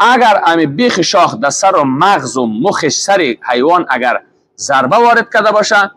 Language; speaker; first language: Persian; native; Persian